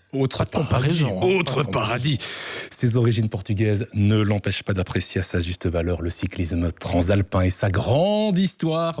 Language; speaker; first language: French; native; French